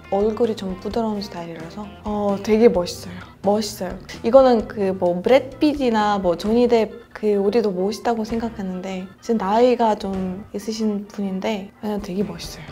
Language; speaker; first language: Korean; non-native, fluent; Russian